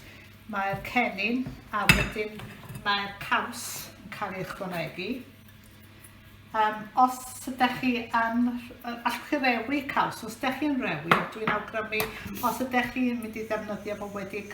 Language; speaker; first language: Welsh; native; Welsh